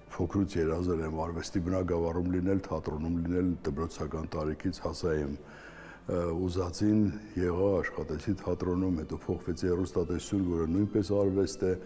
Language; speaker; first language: Armenian; native; Armenian